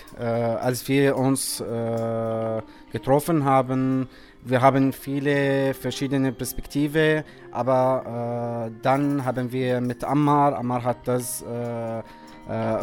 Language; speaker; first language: German; non-native, fluent; Arabic